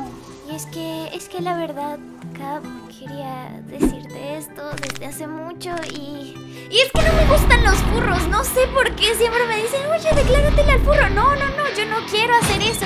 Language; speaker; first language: Spanish; native; Spanish